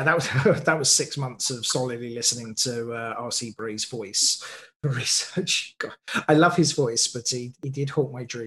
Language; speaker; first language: English; native; English